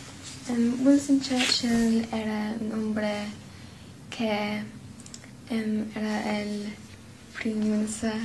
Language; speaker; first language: Spanish; non-native, learner; English